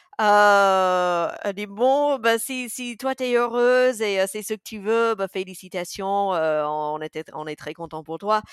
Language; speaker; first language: French; non-native, fluent; English